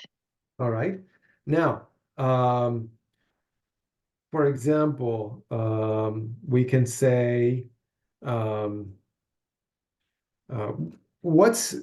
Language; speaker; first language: English; non-native, fluent; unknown